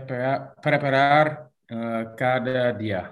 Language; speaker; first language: Spanish; non-native, learner; English